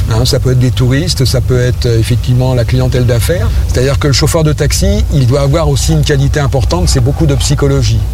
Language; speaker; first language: French; native; French